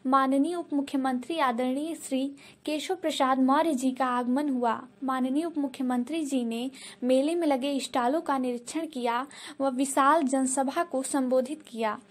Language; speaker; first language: Hindi; native; Hindi